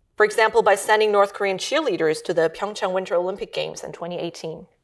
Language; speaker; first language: English; early bilingual, heritage; German